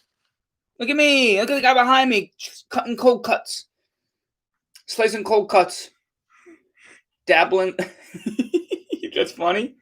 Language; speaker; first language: English; native; English